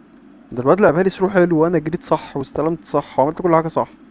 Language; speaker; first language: Arabic; native; Arabic